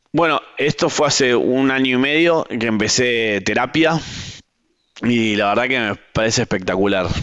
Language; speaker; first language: Spanish; native; Spanish